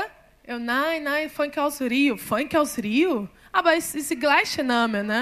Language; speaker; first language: German; non-native, learner; Portuguese